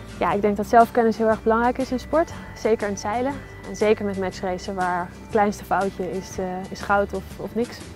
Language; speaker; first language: Dutch; native; Dutch